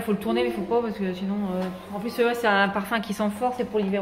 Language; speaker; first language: French; native; French